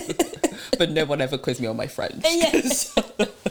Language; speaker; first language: English; non-native, local second language; French